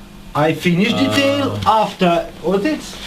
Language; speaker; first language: English; non-native, learner; Russian